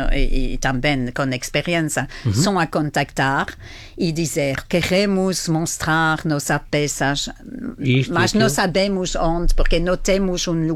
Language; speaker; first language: Portuguese; non-native, fluent; French